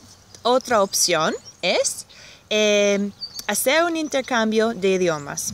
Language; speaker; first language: Spanish; non-native, fluent; English